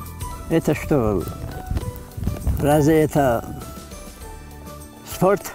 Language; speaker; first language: Russian; non-native, local second language; Avaric